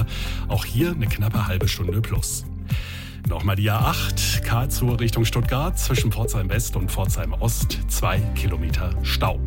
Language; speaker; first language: German; native; German